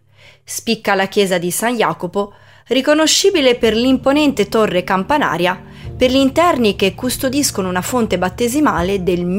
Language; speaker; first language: Italian; native; Italian